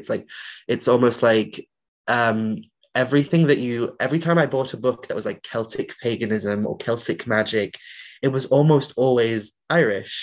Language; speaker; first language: English; non-native, local second language; Welsh